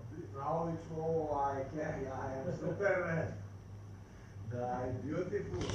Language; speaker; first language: English; non-native, learner; Serbian